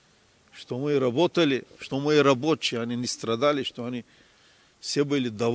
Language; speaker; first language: Russian; non-native, learner; Turkish